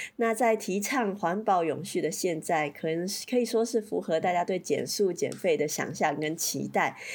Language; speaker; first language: Chinese; native; Chinese